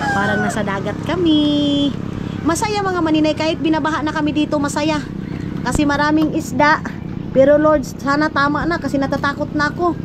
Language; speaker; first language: Filipino; non-native, local second language; Cebuano